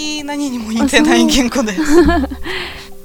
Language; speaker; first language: Japanese; non-native, fluent; Latvian